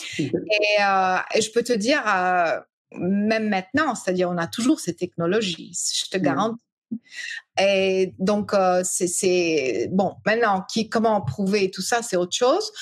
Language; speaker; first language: French; early bilingual, other home language; English